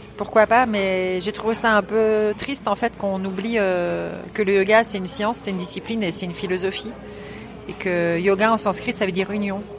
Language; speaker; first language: French; native; French